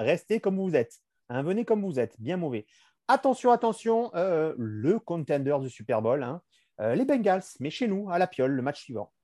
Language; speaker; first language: French; native; French